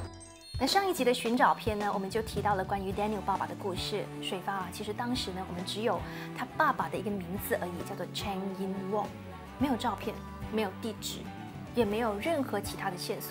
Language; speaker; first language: Chinese; native; Chinese